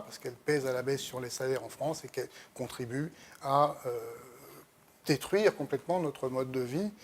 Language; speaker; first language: French; native; French